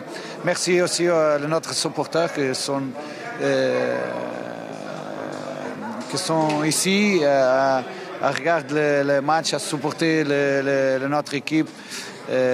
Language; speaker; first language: French; non-native, fluent; Portuguese